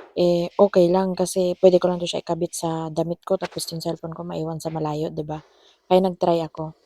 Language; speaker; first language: Filipino; non-native, local second language; Cebuano